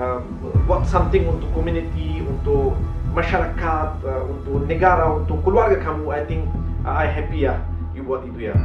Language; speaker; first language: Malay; non-native, learner; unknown